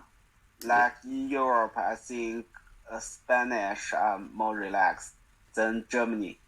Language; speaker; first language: English; non-native, learner; Chinese